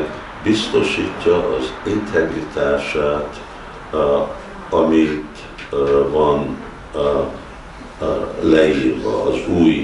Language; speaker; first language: Hungarian; early bilingual, heritage; Hungarian